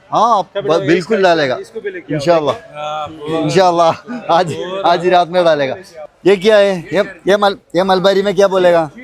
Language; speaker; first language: Hindi; non-native, local second language; Malayalam